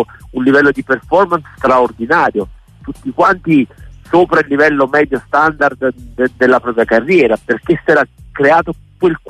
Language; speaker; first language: Italian; native; Italian